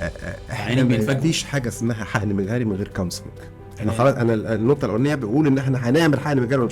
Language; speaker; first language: Arabic; native; Arabic